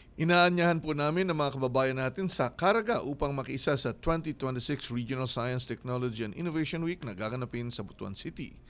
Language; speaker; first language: Filipino; native; Filipino